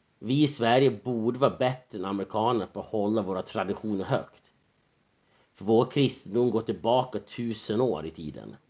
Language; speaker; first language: Swedish; native; Swedish